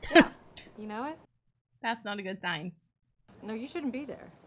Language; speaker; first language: English; native; English